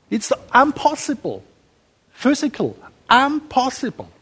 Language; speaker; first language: English; non-native, learner; German